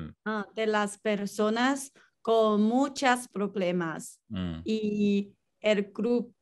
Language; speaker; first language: Spanish; non-native, learner; Chinese